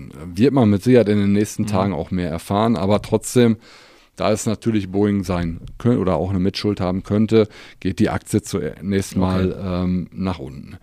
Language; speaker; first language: German; native; German